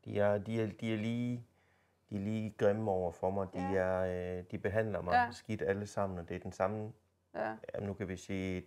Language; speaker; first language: Danish; native; Danish